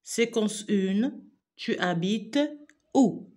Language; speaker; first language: French; non-native, local second language; Arabic